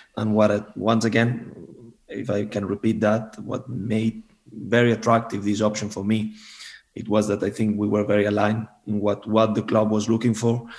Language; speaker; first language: English; non-native, fluent; Spanish